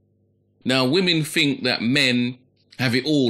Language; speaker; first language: English; native; English